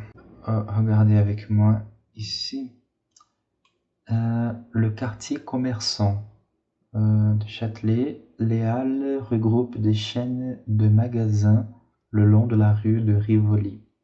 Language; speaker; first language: French; non-native, fluent; Portuguese